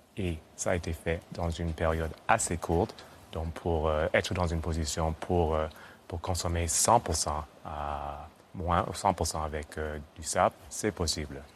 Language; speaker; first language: French; non-native, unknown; English